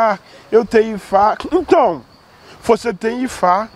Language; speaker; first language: Portuguese; non-native, learner; Yoruba